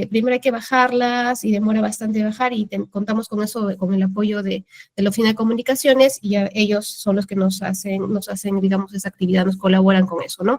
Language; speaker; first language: Spanish; native; Spanish